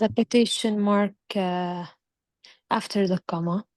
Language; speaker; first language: English; non-native, learner; Arabic